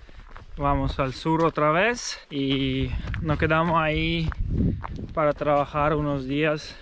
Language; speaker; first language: Spanish; non-native, fluent; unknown